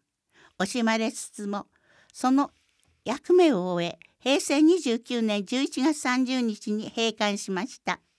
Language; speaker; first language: Japanese; native; Japanese